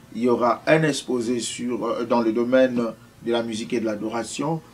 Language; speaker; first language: French; non-native, local second language; Lingala